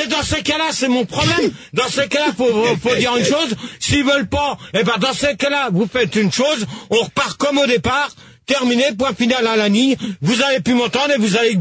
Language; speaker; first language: French; native; French